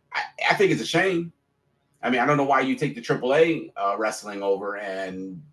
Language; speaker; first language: English; native; English